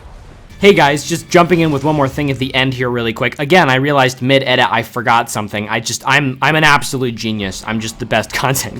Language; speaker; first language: English; native; English